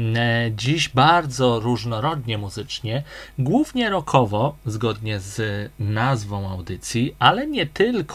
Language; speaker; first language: Polish; native; Polish